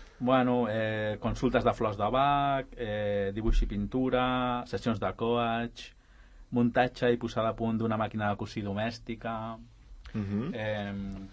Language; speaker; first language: Catalan; native; Catalan